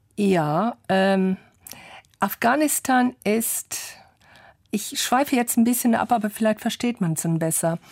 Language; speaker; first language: German; early bilingual, other home language; English